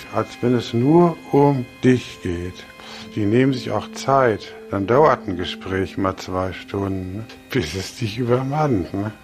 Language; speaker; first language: German; native; German